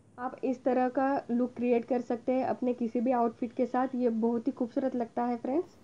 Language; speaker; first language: Hindi; non-native, local second language; Marathi